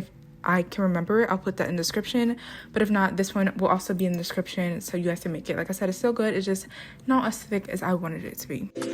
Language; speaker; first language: English; native; English